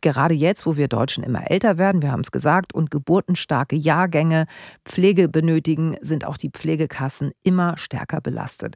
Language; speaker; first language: German; native; German